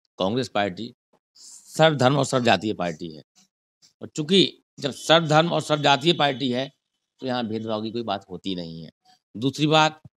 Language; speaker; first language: Hindi; native; Hindi